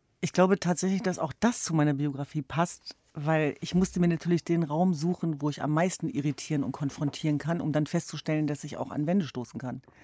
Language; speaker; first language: German; early bilingual, other home language; Kurdish